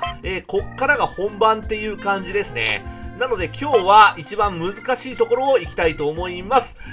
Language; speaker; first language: Japanese; native; Japanese